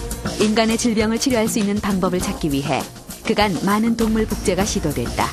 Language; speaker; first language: Korean; native; Korean